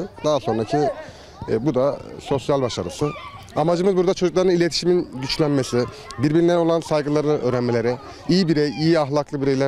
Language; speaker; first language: Turkish; native; Turkish